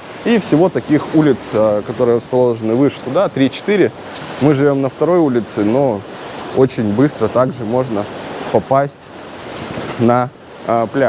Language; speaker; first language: Russian; native; Russian